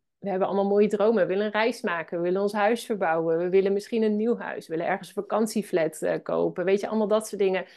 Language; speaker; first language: Dutch; native; Dutch